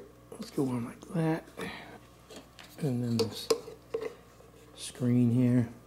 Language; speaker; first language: English; native; English